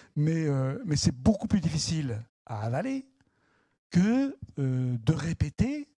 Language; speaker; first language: French; native; French